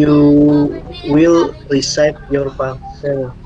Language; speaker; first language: English; non-native, learner; Indonesian